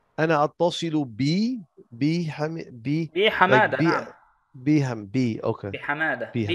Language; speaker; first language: Arabic; non-native, learner; English